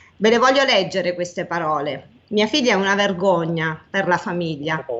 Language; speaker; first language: Italian; native; Italian